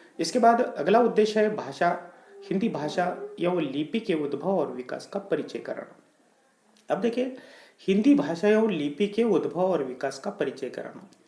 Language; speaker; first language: Hindi; non-native, local second language; Marathi